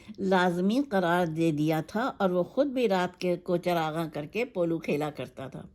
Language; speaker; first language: Urdu; native; Urdu